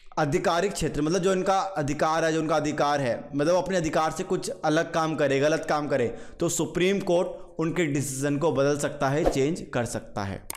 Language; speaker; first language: Hindi; native; Hindi